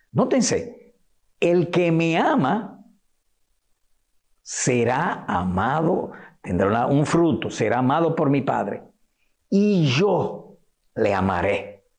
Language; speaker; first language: Spanish; native; Spanish